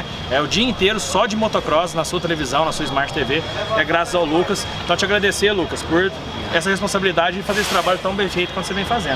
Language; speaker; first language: Portuguese; native; Portuguese